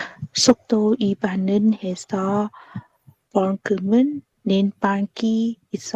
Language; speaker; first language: Korean; non-native, learner; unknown